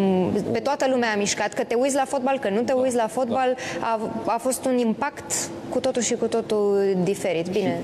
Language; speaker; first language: Romanian; native; Romanian